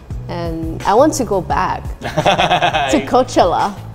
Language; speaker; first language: English; non-native, fluent; Thai